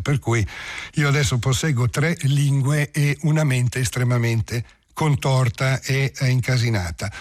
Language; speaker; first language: Italian; early bilingual, other home language; English